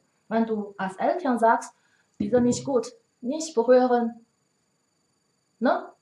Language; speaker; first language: German; non-native, learner; Chinese